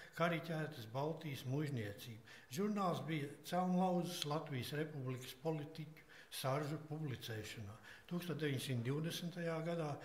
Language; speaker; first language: Latvian; native; Latvian